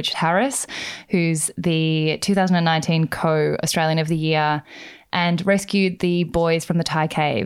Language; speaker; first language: English; native; English